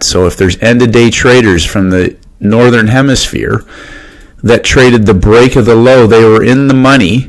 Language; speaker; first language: English; native; English